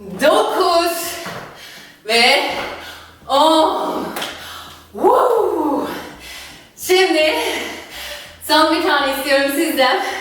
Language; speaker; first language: Turkish; non-native, fluent; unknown